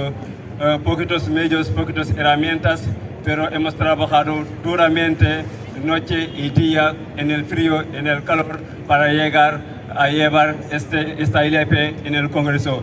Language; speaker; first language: Spanish; non-native, fluent; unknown